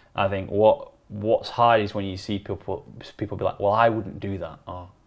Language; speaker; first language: English; native; English